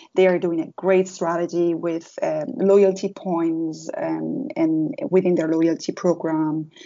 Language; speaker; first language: English; non-native, fluent; Spanish